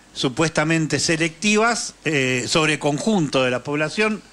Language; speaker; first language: Spanish; native; Spanish